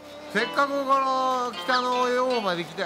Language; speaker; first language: Japanese; native; Japanese